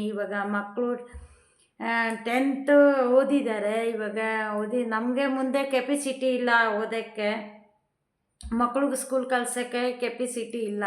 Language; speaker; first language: Kannada; non-native, local second language; Hindi